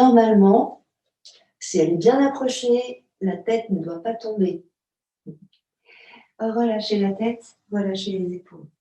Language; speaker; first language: French; native; French